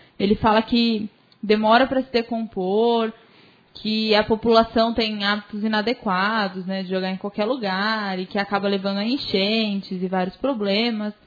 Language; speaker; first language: Portuguese; native; Portuguese